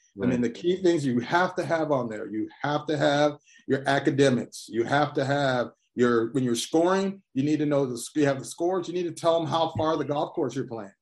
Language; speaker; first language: English; native; English